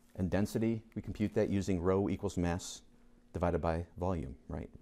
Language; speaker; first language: English; native; English